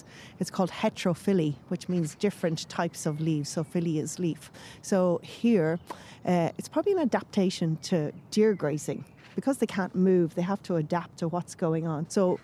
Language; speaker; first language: English; native; English